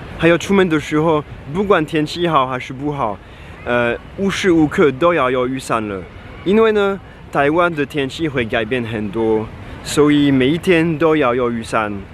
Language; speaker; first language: Chinese; non-native, fluent; French